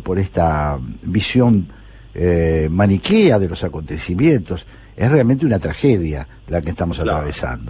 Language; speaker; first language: Spanish; native; Spanish